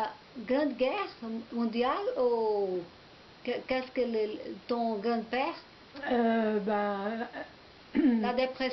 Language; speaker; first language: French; non-native, learner; Portuguese